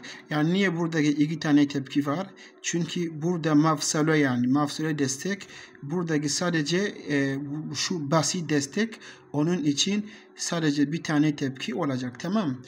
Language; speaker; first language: Turkish; non-native, learner; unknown